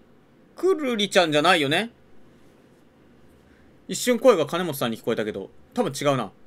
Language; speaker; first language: Japanese; native; Japanese